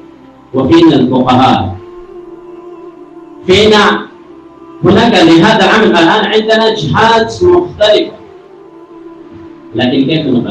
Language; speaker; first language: Arabic; non-native, fluent; Urdu